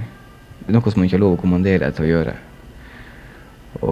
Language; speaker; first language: Norwegian; native; Norwegian